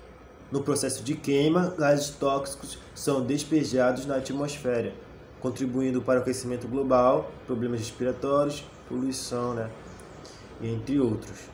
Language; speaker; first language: Portuguese; native; Portuguese